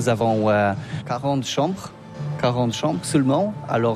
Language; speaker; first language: French; non-native, learner; Polish